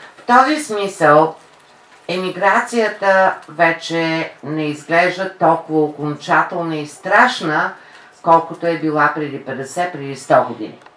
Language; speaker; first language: Bulgarian; native; Bulgarian